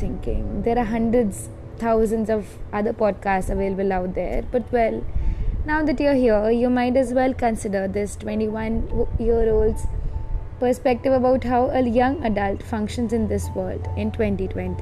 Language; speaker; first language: English; non-native, local second language; Hindi